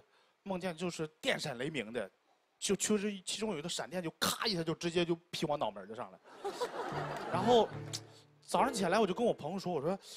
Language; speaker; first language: Chinese; native; Chinese